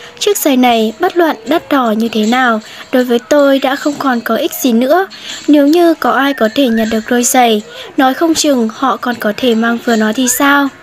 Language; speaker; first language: Vietnamese; non-native, local second language; Hmong